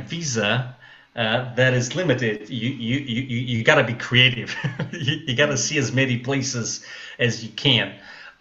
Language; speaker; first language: English; non-native, fluent; Russian